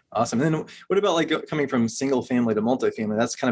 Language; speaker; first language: English; native; English